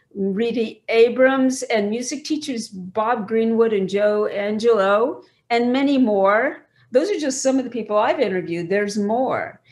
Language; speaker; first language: English; native; English